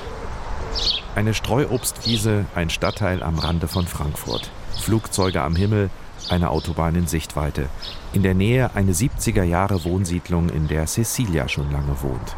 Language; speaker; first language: German; native; German